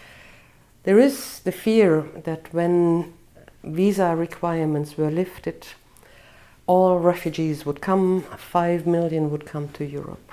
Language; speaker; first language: English; non-native, fluent; German